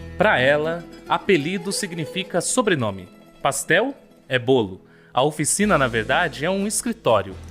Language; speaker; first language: Portuguese; native; Portuguese